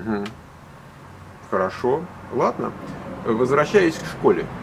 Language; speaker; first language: Russian; native; Russian